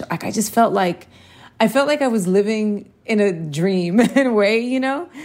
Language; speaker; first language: English; early bilingual, heritage; Spanish